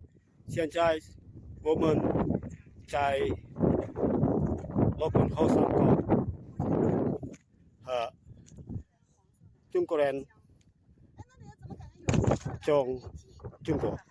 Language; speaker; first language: Chinese; non-native, learner; Indonesian